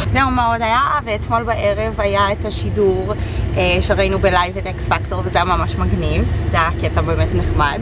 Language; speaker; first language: Hebrew; non-native, fluent; English